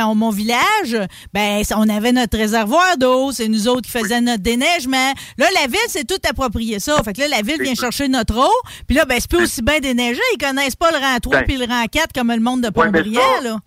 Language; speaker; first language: French; native; French